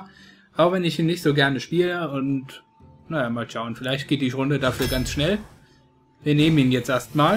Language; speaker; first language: German; native; German